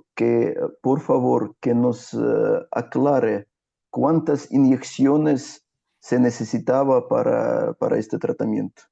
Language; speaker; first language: Spanish; non-native, fluent; Russian